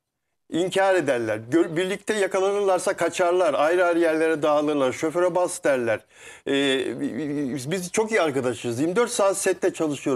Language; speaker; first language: Turkish; native; Turkish